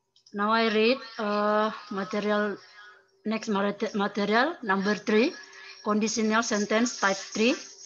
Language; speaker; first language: English; non-native, learner; Indonesian